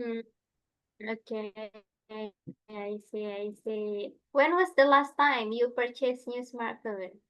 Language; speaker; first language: English; non-native, fluent; Indonesian